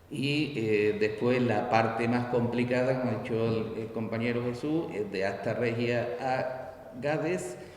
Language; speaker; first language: Spanish; native; Spanish